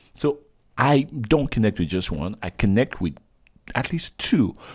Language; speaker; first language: English; non-native, local second language; Yoruba